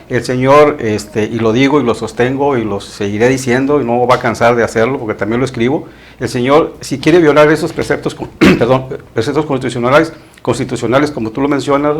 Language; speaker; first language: Spanish; native; Spanish